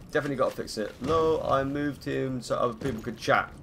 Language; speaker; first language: English; native; English